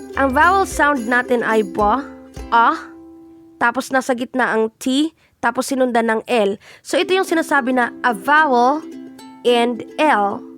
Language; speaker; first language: Filipino; native; Filipino